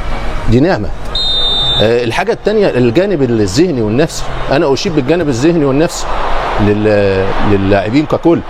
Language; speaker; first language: Arabic; native; Arabic